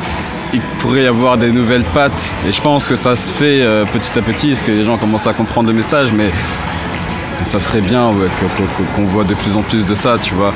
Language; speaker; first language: French; native; French